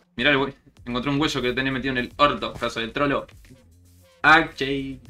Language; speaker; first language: Spanish; native; Spanish